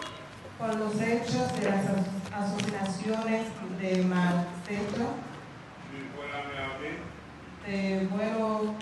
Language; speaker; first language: Spanish; non-native, fluent; Haitian Creole